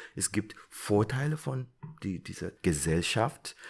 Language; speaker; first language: German; non-native, fluent; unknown